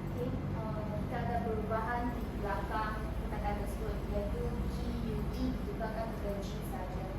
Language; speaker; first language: Malay; non-native, local second language; Chinese